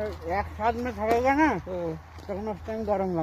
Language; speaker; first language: Hindi; non-native, learner; Bangla